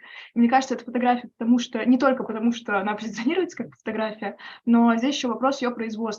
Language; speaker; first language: Russian; native; Russian